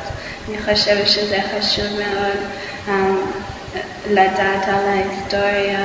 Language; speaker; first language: Hebrew; non-native, learner; English